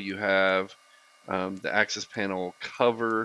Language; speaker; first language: English; native; English